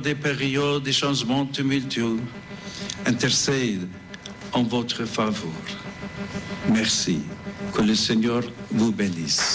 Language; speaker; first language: French; non-native, fluent; English